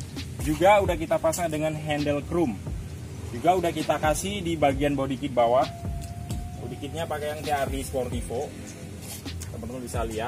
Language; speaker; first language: Indonesian; native; Indonesian